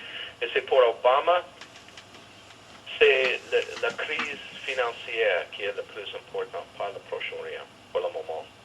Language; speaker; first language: French; non-native, fluent; English